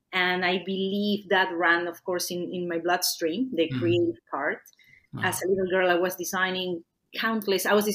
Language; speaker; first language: English; non-native, fluent; Spanish